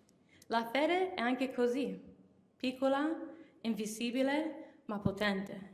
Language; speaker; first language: Italian; non-native, fluent; English